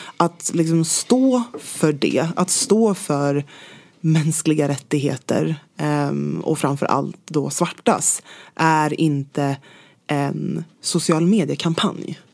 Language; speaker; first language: Swedish; native; Swedish